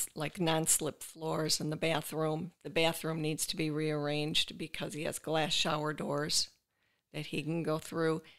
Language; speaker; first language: English; native; English